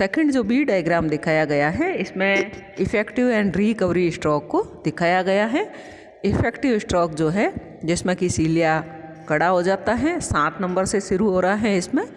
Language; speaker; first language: Hindi; native; Hindi